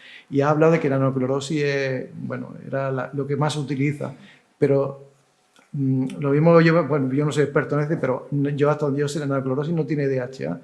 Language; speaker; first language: Spanish; native; Spanish